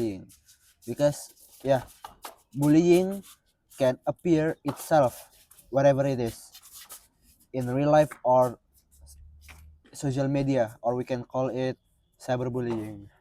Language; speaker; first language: English; non-native, fluent; Indonesian